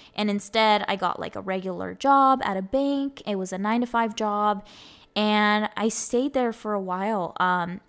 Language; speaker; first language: English; early bilingual, other home language; Spanish